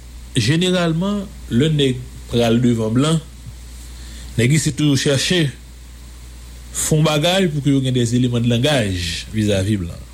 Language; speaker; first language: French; non-native, local second language; Haitian Creole